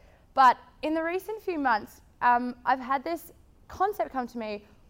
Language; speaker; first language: English; native; English